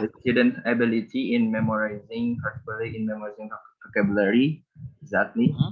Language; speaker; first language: English; non-native, learner; Indonesian